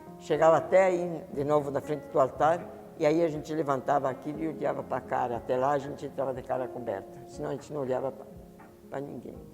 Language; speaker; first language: Portuguese; early bilingual, other home language; Italian